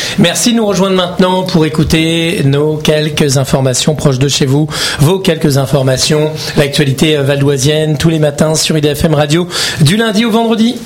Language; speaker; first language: French; native; French